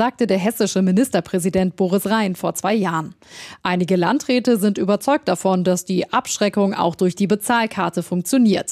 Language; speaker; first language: German; native; German